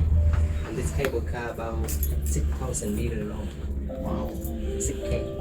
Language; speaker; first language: English; non-native, learner; Vietnamese